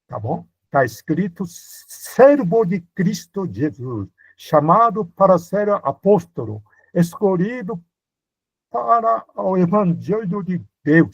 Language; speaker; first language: Portuguese; non-native, fluent; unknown